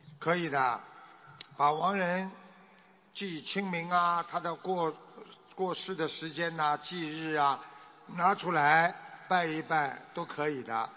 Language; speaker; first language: Chinese; native; Chinese